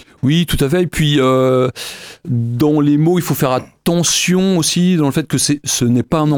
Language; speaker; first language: French; native; French